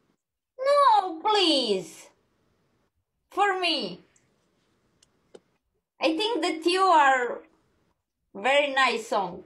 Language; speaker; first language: English; non-native, learner; Croatian